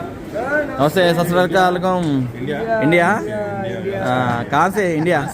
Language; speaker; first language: Hindi; non-native, local second language; Telugu